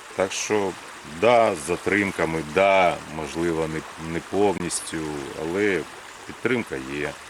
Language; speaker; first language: Ukrainian; native; Ukrainian